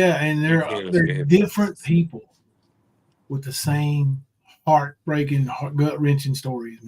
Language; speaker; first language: English; native; English